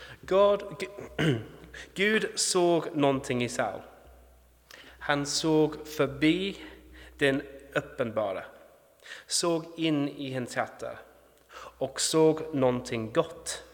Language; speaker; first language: Swedish; non-native, fluent; English